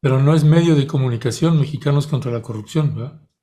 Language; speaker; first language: Spanish; native; Spanish